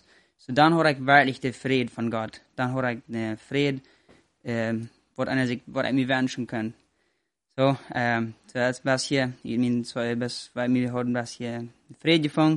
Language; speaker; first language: German; non-native, learner; Plautdietsch